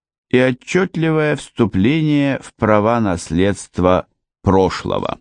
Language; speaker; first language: Russian; native; Russian